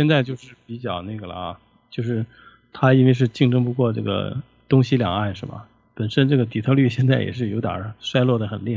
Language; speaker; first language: Chinese; native; Chinese